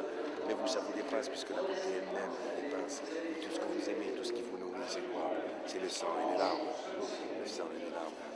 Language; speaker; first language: French; native; French